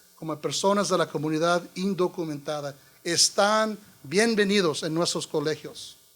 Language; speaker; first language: Spanish; early bilingual, heritage; Spanish